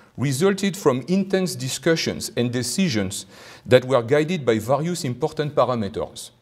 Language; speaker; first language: English; non-native, fluent; French